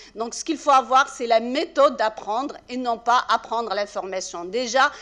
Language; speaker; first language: French; non-native, local second language; Arabic